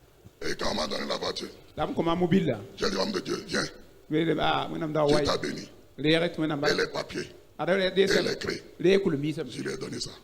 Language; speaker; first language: French; non-native, local second language; Fon